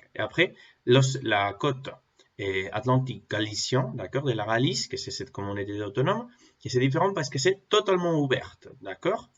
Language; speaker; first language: French; non-native, fluent; Spanish